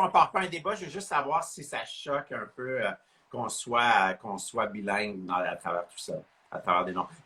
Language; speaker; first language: French; native; French